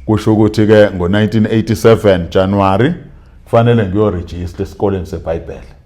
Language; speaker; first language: Zulu; native; Zulu